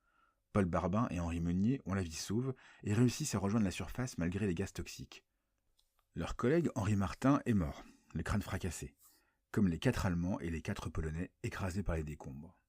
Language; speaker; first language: French; native; French